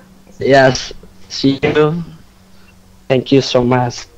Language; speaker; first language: English; non-native, learner; Vietnamese